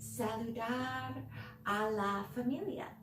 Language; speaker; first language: Spanish; non-native, learner; English